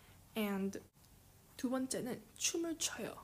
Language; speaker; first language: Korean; early bilingual, heritage; Korean